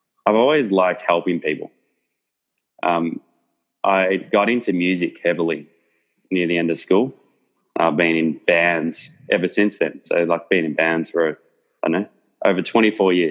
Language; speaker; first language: English; native; English